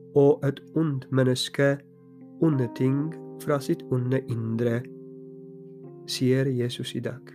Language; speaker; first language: Norwegian; non-native, fluent; Polish